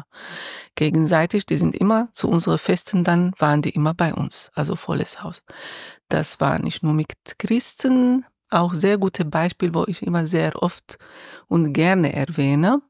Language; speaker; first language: German; non-native, learner; Arabic